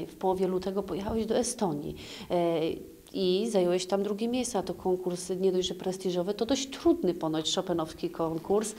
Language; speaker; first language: Polish; native; Polish